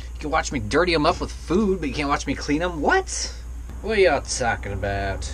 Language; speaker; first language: English; native; English